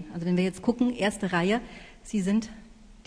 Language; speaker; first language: German; native; German